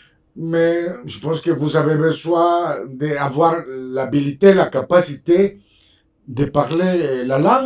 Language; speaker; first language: French; non-native, fluent; Spanish